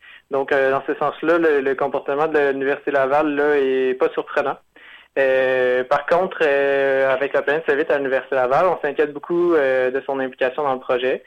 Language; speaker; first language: French; native; French